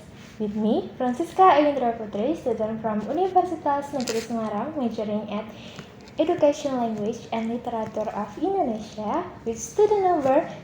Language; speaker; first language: English; non-native, learner; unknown